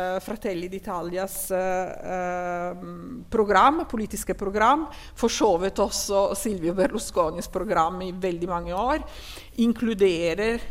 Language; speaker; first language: Norwegian; non-native, fluent; Italian